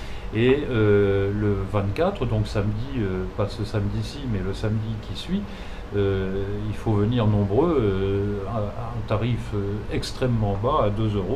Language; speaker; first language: French; native; French